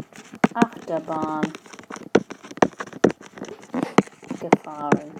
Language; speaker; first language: German; non-native, fluent; English